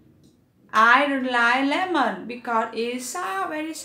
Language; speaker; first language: English; non-native, learner; Vietnamese